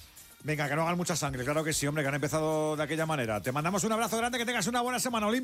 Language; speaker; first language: Spanish; native; Spanish